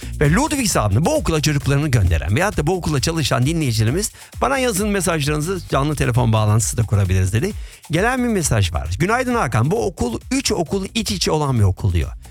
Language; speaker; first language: Turkish; early bilingual, heritage; Turkish